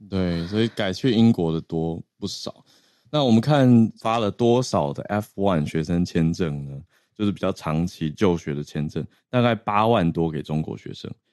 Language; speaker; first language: Chinese; native; Chinese